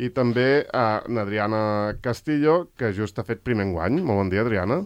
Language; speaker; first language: Catalan; native; Catalan